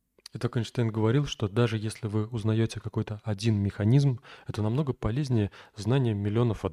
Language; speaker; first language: Russian; native; Russian